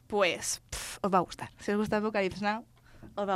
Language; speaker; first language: Spanish; native; Spanish